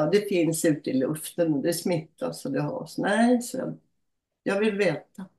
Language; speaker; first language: Swedish; native; Swedish